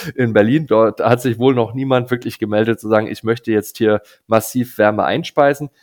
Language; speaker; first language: German; native; German